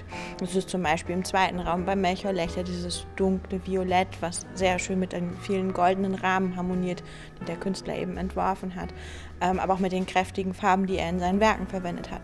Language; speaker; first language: German; native; German